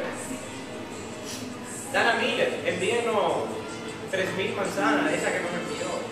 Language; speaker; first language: Spanish; native; Spanish